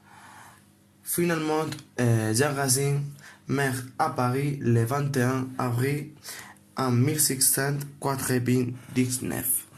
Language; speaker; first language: French; non-native, learner; Spanish